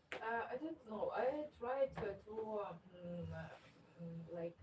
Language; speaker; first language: English; non-native, fluent; Ukrainian